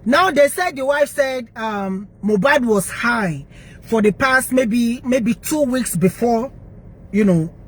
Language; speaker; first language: English; non-native, local second language; Yoruba